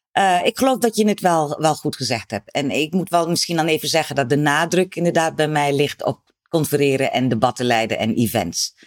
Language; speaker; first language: Dutch; native; Dutch